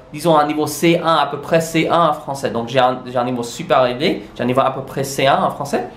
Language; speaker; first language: French; non-native, local second language; English